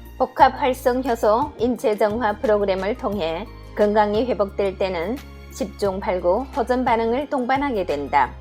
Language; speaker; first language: Korean; native; Korean